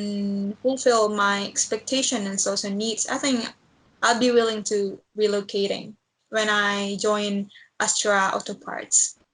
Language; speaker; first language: English; non-native, learner; Indonesian